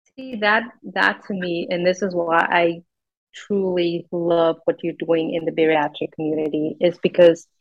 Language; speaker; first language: English; non-native, local second language; Afrikaans